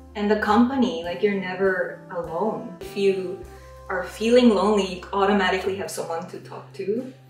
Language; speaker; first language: English; non-native, local second language; Filipino